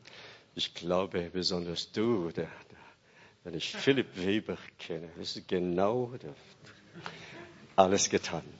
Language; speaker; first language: German; non-native, fluent; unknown